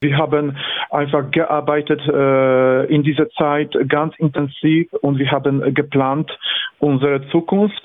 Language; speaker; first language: German; non-native, fluent; Polish